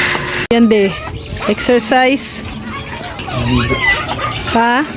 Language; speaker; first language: Filipino; native; Filipino